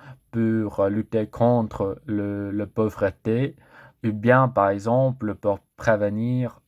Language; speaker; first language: French; non-native, learner; English